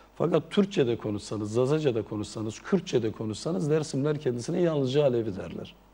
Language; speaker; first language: Turkish; non-native, local second language; Zaza